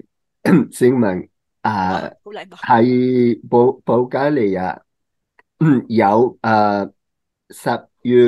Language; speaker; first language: Chinese; non-native, learner; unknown